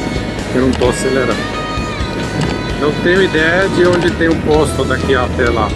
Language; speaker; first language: Portuguese; non-native, fluent; Italian